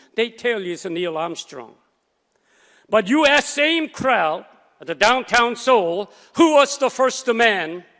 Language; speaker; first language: English; non-native, fluent; Korean